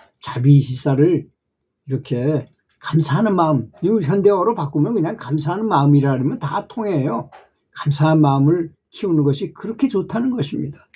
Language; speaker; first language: Korean; native; Korean